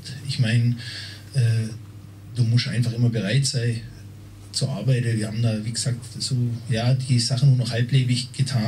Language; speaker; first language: German; native; German